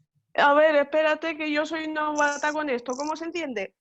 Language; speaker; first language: Spanish; native; Spanish